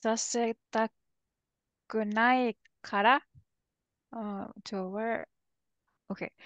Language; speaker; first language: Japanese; non-native, learner; English